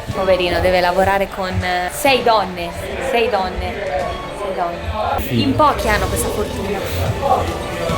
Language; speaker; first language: Italian; native; Italian